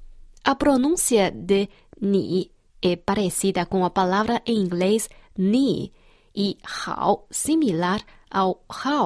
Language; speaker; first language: Portuguese; non-native, fluent; Chinese